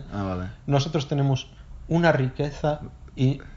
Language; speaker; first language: Spanish; native; Spanish